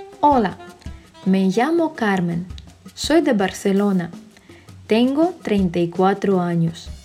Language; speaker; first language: Spanish; non-native, fluent; Russian